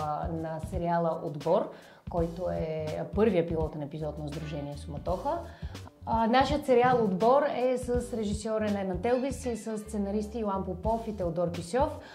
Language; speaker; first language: Bulgarian; native; Bulgarian